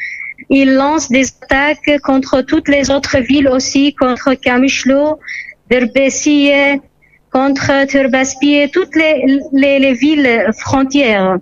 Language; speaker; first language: French; non-native, fluent; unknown